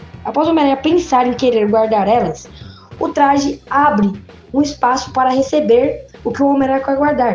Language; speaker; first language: Portuguese; native; Portuguese